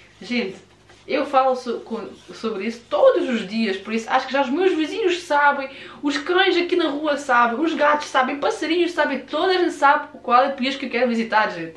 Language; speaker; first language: Portuguese; early bilingual, other home language; Russian